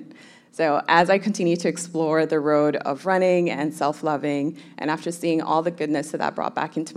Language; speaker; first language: English; non-native, local second language; Somali